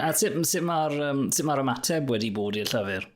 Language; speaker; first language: Welsh; non-native, local second language; English